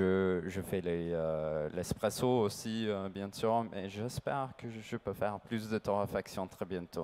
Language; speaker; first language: French; non-native, learner; English